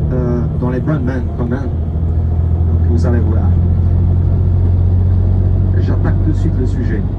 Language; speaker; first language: French; non-native, fluent; Serbian